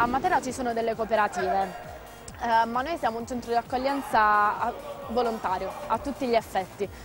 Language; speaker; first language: Italian; native; Italian